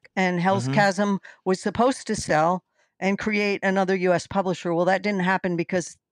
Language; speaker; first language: English; native; English